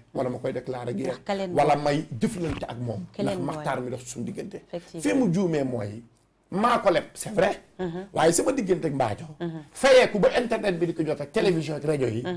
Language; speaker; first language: Wolof; native; Wolof